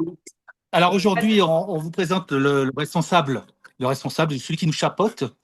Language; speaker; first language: French; native; French